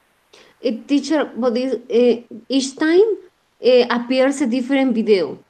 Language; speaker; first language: English; non-native, learner; Spanish